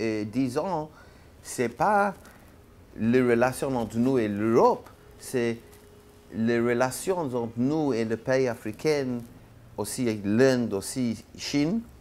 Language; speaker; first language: French; non-native, learner; Hebrew